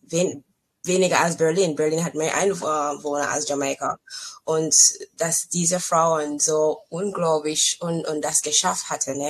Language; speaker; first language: German; non-native, learner; English